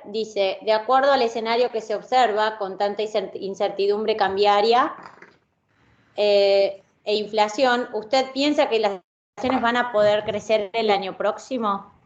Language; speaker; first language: Spanish; native; Spanish